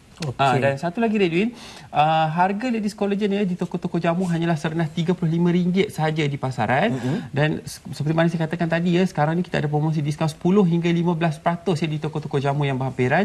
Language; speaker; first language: Malay; native; Malay